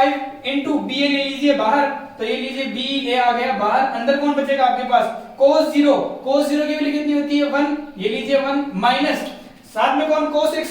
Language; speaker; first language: Hindi; native; Hindi